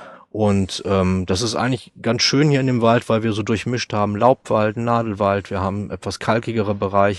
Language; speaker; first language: German; native; German